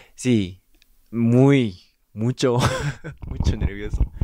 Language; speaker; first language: Spanish; non-native, fluent; Japanese